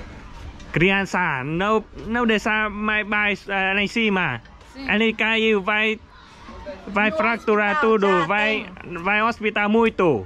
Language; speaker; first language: Portuguese; non-native, learner; Vietnamese